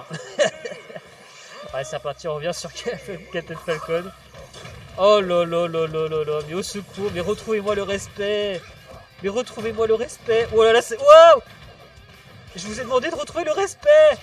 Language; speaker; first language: French; native; French